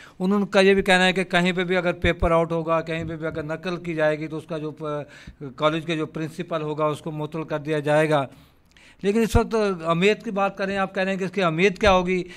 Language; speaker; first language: Urdu; native; Urdu